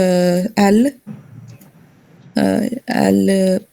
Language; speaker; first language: French; non-native, learner; Hindi